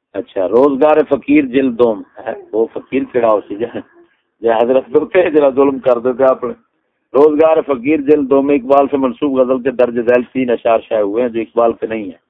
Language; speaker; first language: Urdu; non-native, local second language; Punjabi